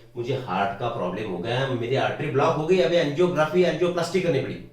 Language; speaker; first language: Hindi; non-native, local second language; Marathi